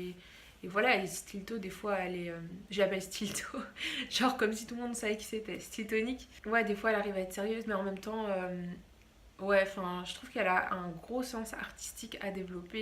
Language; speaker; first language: French; native; French